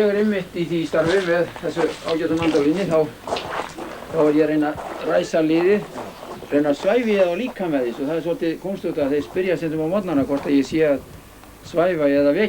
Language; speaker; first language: Icelandic; native; Icelandic